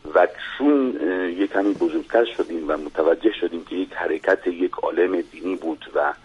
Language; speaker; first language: Persian; non-native, fluent; Spanish